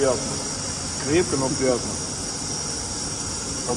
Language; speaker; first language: Russian; non-native, learner; Armenian